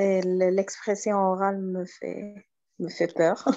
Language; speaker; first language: French; non-native, learner; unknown